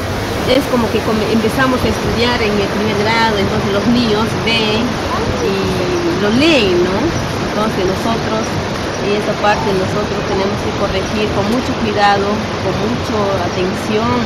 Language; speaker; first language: Spanish; non-native, local second language; Shipibo-Conibo